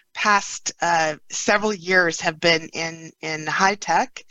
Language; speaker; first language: English; native; English